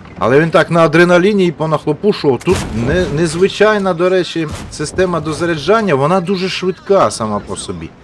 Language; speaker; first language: Ukrainian; native; Ukrainian